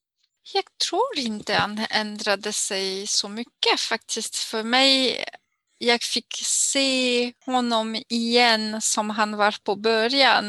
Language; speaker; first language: Swedish; non-native, fluent; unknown